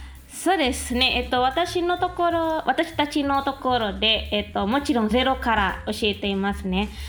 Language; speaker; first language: Japanese; non-native, fluent; Minangkabau